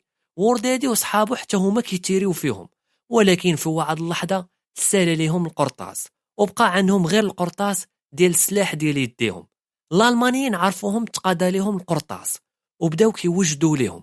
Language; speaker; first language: Arabic; native; Arabic